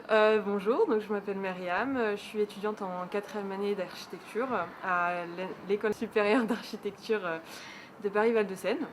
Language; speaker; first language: French; native; French